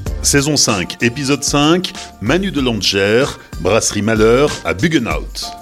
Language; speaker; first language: French; native; French